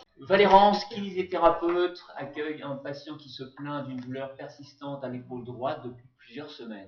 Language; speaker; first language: French; native; French